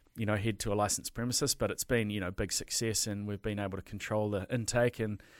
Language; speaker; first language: English; native; English